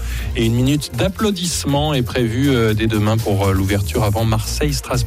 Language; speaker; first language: French; native; French